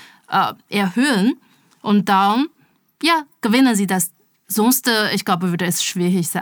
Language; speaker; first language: German; non-native, fluent; Chinese